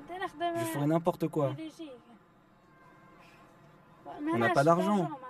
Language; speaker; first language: French; non-native, local second language; Arabic